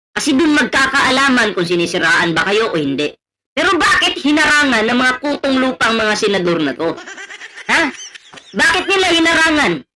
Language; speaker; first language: Filipino; non-native, local second language; Cebuano